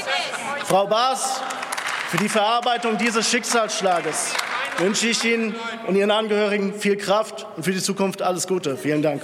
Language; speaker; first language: German; native; German